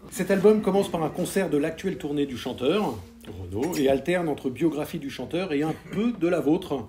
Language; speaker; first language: French; native; French